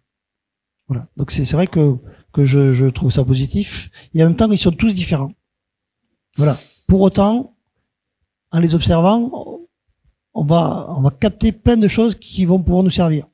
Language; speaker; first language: French; native; French